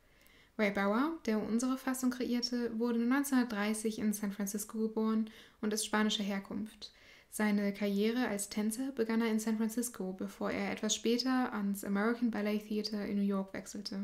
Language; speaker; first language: German; native; German